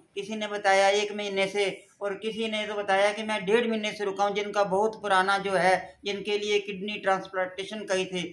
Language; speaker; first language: Hindi; native; Hindi